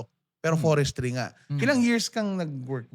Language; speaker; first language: Filipino; native; Filipino